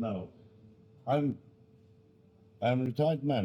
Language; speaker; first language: English; non-native, learner; Albanian